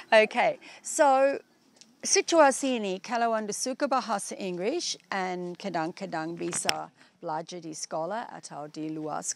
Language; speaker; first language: Indonesian; non-native, learner; English